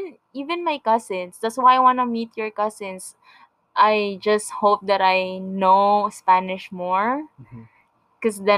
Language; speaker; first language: English; non-native, local second language; Filipino